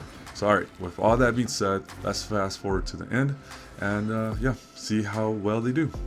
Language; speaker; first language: English; native; English